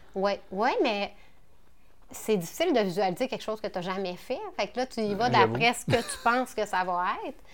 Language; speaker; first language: French; native; French